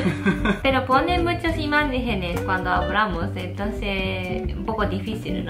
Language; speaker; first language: Spanish; non-native, fluent; Japanese